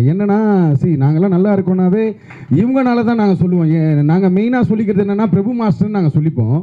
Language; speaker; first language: Tamil; native; Tamil